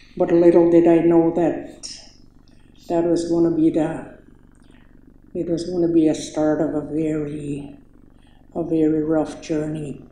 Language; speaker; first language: English; native; English